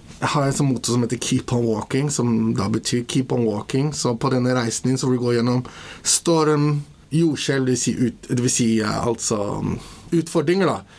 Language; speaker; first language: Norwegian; early bilingual, other home language; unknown